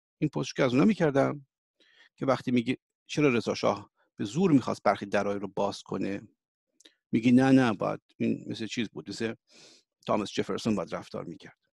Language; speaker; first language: Persian; early bilingual, heritage; Persian